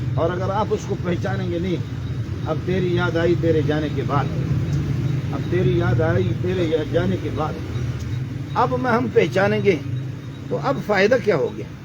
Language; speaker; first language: Urdu; non-native, fluent; Baluchi